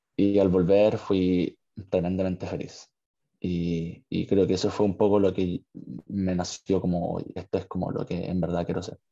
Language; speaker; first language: Spanish; native; Spanish